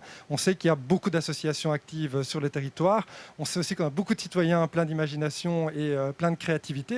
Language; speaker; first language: French; native; French